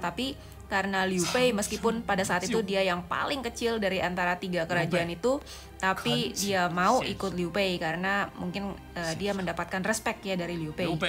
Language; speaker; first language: Indonesian; native; Indonesian